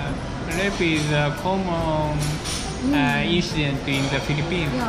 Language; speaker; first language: English; non-native, learner; Japanese